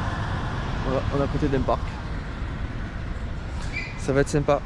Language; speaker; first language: French; native; French